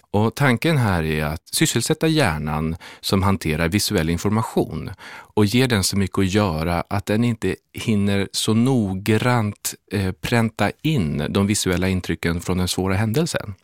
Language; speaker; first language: Swedish; native; Swedish